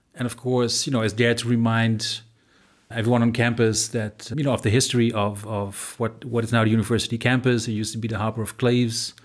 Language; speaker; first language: English; non-native, fluent; Dutch